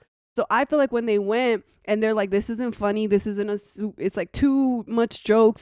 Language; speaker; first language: English; native; English